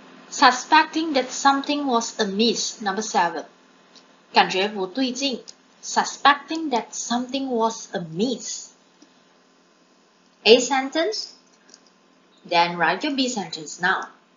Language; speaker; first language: English; non-native, local second language; Chinese